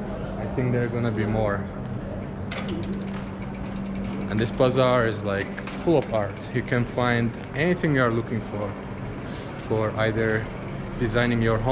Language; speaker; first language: English; non-native, fluent; Azerbaijani